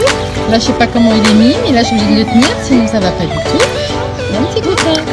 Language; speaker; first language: French; native; French